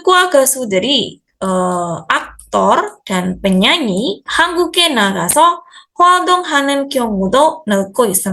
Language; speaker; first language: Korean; non-native, fluent; Indonesian